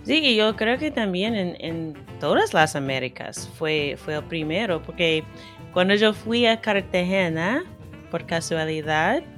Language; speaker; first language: Spanish; non-native, fluent; English